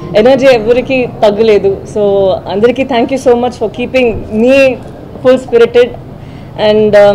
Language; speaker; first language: Telugu; non-native, learner; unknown